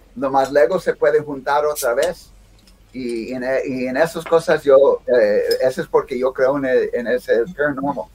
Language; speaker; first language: Spanish; early bilingual, heritage; Spanish